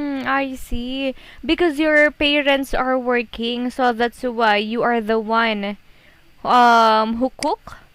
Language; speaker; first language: English; non-native, fluent; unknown